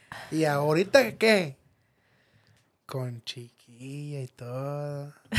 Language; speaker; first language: Spanish; native; Spanish